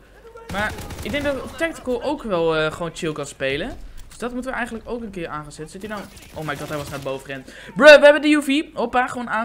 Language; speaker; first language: Dutch; native; Dutch